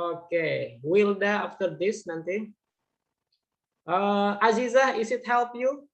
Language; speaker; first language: English; non-native, fluent; Indonesian